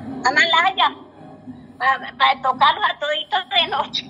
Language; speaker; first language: Spanish; native; Spanish